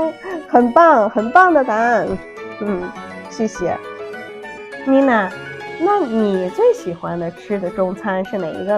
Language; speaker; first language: Chinese; native; Chinese